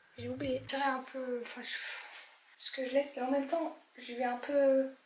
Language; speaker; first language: French; early bilingual, other home language; Polish